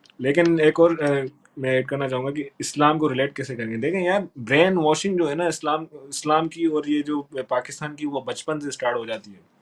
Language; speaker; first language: Urdu; non-native, local second language; Sindhi